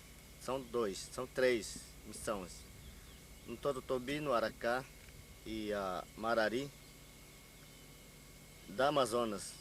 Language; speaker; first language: Portuguese; non-native, local second language; Yanomámi